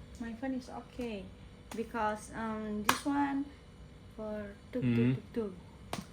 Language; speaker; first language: English; non-native, learner; Indonesian